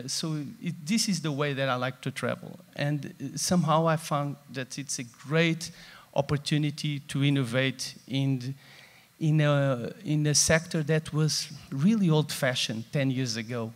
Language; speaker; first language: English; non-native, fluent; Portuguese